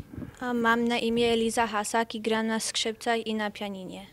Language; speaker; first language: Polish; early bilingual, heritage; Polish